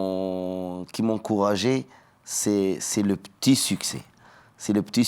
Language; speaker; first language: French; non-native, learner; Arabic